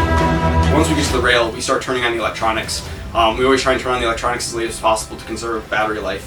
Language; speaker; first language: English; native; English